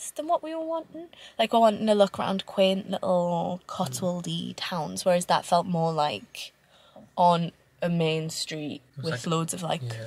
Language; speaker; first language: English; native; English